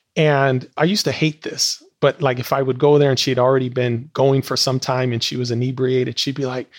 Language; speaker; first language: English; native; English